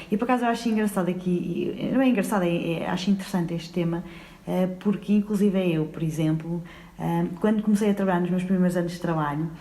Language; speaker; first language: Portuguese; native; Portuguese